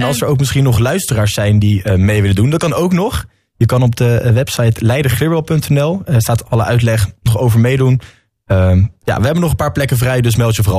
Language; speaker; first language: Dutch; native; Dutch